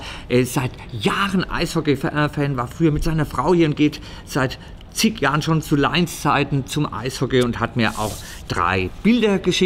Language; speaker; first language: German; native; German